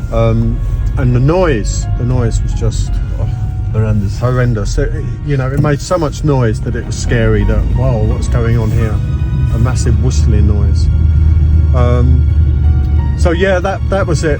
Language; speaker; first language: English; native; English